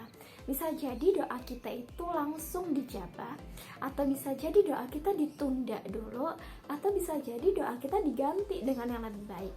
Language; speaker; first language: Indonesian; native; Indonesian